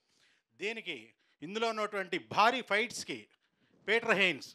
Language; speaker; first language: Telugu; native; Telugu